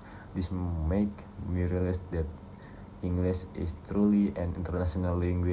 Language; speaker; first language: English; non-native, learner; Indonesian